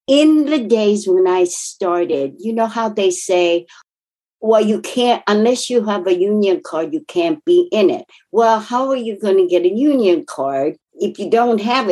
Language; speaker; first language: English; non-native, fluent; Japanese